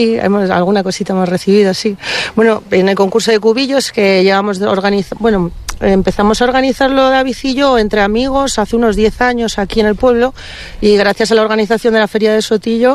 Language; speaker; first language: Spanish; native; Spanish